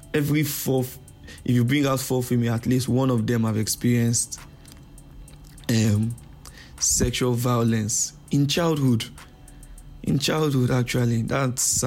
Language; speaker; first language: English; non-native, local second language; Yoruba